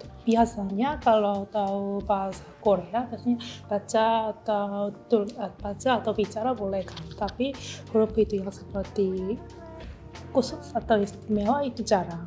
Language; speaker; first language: Indonesian; non-native, learner; Korean